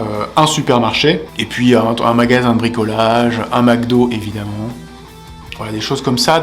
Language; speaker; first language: French; native; French